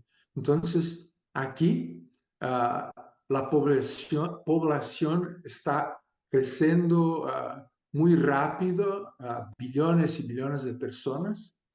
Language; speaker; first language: Spanish; non-native, fluent; Portuguese